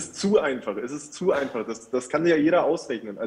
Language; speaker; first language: German; native; German